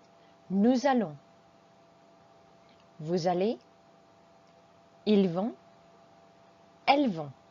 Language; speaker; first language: French; non-native, fluent; English